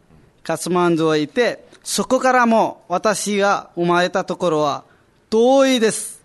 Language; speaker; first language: Japanese; non-native, fluent; Nepali